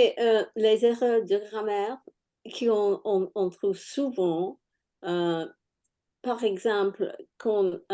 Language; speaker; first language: French; non-native, fluent; English